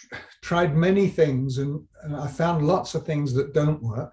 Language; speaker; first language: English; native; English